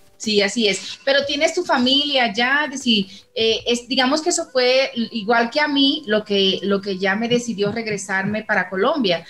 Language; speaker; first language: Spanish; native; Spanish